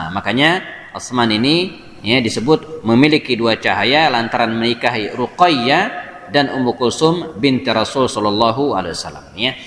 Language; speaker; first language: Indonesian; native; Indonesian